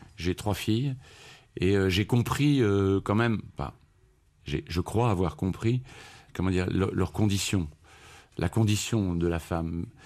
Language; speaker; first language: French; native; French